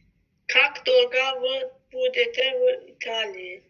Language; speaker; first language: Russian; non-native, learner; Azerbaijani